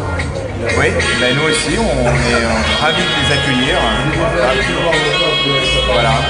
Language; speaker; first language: French; native; French